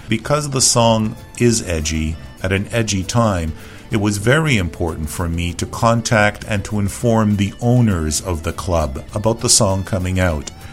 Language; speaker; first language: English; native; English